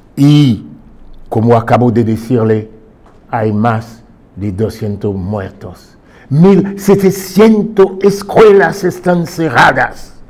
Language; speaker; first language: Spanish; non-native, fluent; Haitian Creole